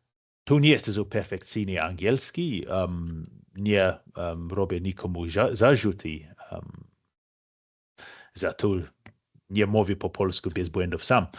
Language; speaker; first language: Polish; non-native, fluent; English